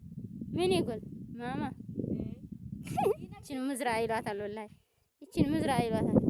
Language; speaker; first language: Arabic; non-native, learner; Amharic